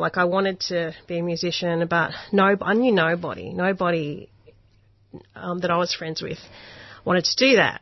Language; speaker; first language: English; non-native, local second language; Hungarian